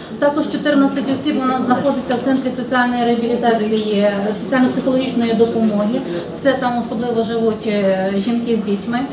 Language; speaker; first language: Ukrainian; native; Ukrainian